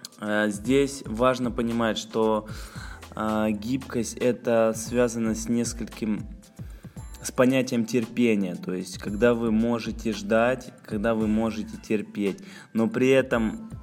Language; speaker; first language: Russian; native; Russian